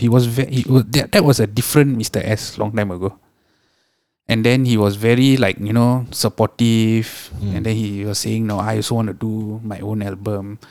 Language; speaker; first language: English; non-native, local second language; Tamil